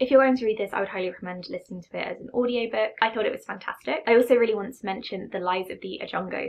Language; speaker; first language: English; native; English